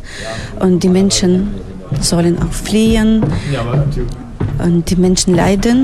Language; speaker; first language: German; non-native, fluent; Ukrainian